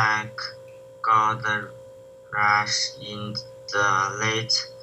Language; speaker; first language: English; non-native, learner; Chinese